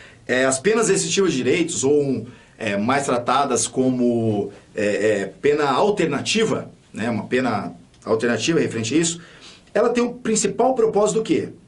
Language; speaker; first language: Portuguese; native; Portuguese